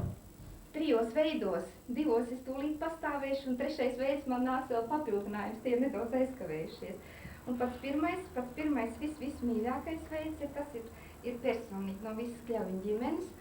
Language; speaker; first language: Latvian; native; Latvian